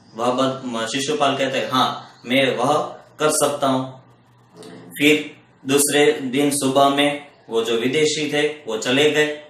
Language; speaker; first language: Hindi; non-native, local second language; Gujarati